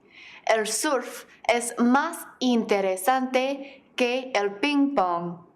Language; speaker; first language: Spanish; non-native, fluent; English